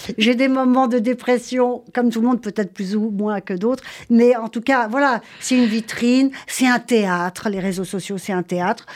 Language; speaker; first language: French; native; French